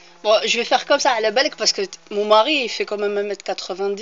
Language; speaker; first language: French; early bilingual, other home language; Arabic